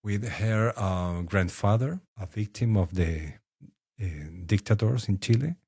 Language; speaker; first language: English; non-native, fluent; Spanish